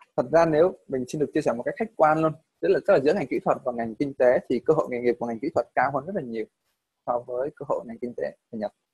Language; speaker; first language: Vietnamese; native; Vietnamese